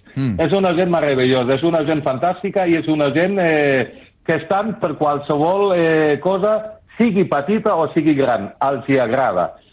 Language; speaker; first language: Catalan; early bilingual, other home language; German